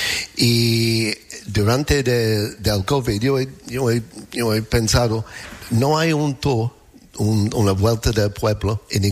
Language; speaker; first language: Spanish; non-native, learner; English